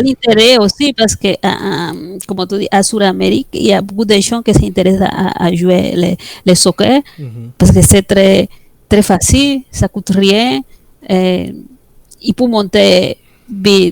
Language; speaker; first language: French; non-native, fluent; Spanish